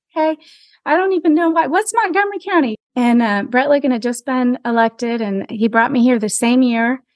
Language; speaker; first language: English; native; English